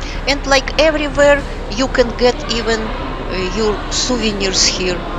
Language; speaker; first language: English; non-native, fluent; Russian